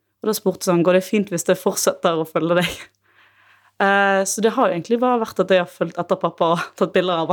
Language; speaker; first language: Norwegian; native; Norwegian